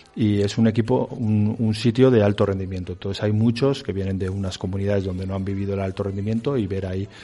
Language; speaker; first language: Spanish; native; Spanish